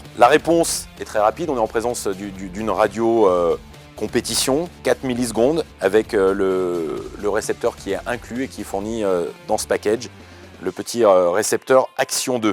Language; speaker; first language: French; native; French